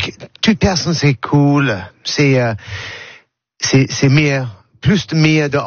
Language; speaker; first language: French; non-native, learner; English